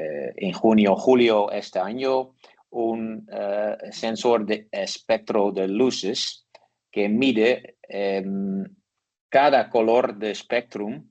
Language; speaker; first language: Spanish; non-native, learner; Dutch